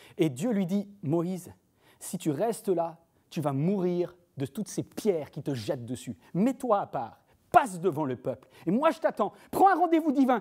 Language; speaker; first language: French; native; French